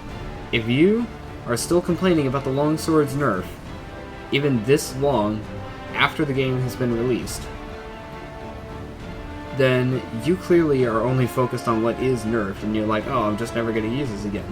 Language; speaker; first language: English; native; English